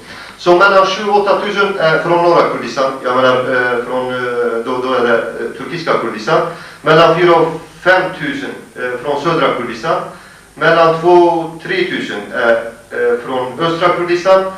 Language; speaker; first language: Swedish; non-native, fluent; Kurdish